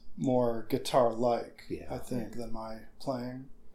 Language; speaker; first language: English; native; English